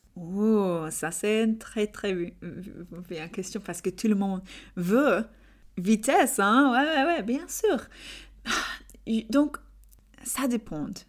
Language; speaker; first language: French; non-native, learner; English